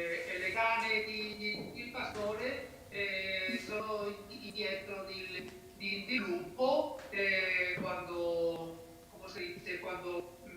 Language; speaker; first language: Italian; non-native, learner; Spanish